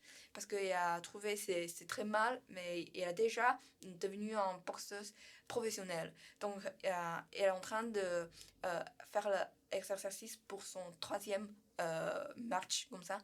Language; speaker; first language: French; non-native, learner; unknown